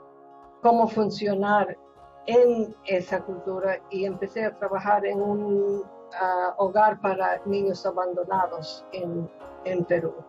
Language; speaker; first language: Spanish; non-native, fluent; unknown